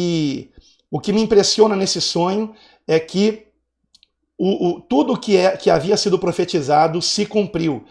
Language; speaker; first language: Portuguese; native; Portuguese